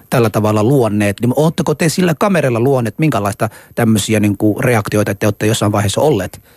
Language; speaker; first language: Finnish; non-native, fluent; Persian